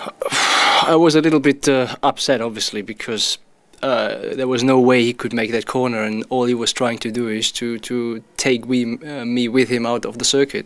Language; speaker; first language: English; non-native, fluent; German